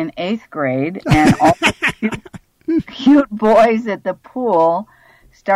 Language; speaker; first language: English; native; English